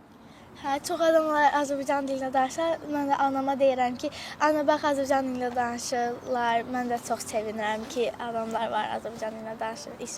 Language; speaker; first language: Azerbaijani; early bilingual, heritage; Azerbaijani